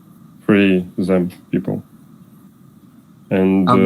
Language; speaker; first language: English; non-native, learner; Russian